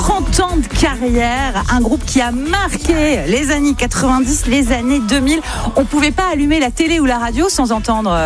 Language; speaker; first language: French; native; French